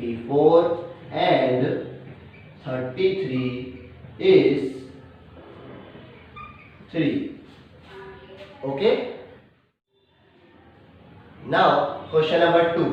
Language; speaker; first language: English; non-native, local second language; Hindi